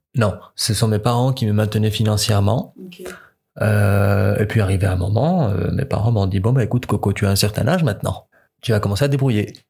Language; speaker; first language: French; non-native, local second language; Arabic